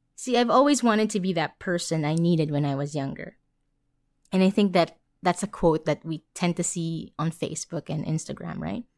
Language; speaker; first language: English; non-native, local second language; Filipino